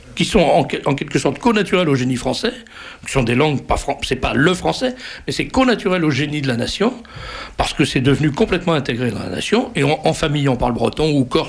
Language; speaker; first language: French; native; French